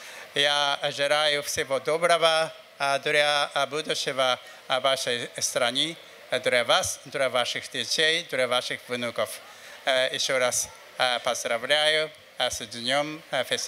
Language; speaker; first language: Russian; non-native, fluent; Japanese